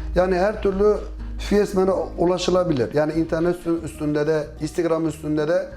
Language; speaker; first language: Turkish; native; Turkish